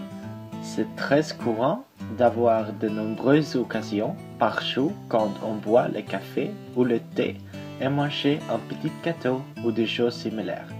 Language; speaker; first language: French; non-native, learner; Swedish